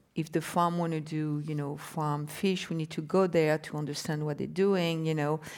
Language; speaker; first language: English; non-native, fluent; French